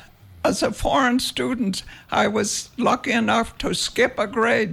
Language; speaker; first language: English; non-native, fluent; Danish